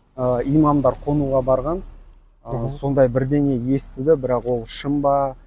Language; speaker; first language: Kazakh; non-native, local second language; Russian